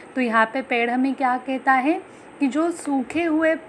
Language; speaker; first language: Hindi; non-native, local second language; Marathi